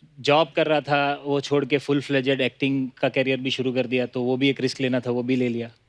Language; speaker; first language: Hindi; non-native, local second language; Gujarati